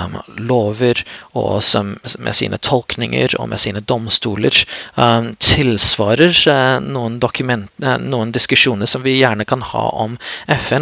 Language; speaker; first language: Norwegian; non-native, fluent; English